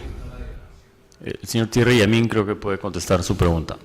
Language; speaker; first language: Spanish; native; Spanish